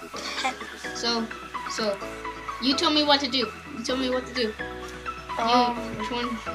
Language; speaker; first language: English; native; English